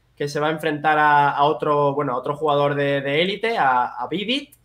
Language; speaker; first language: Spanish; native; Spanish